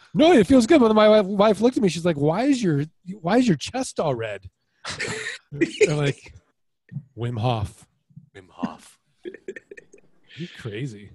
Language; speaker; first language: English; native; English